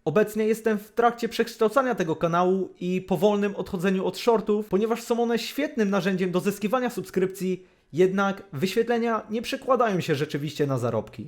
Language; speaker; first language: Polish; native; Polish